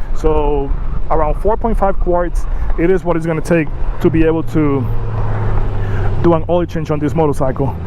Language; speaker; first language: English; native; English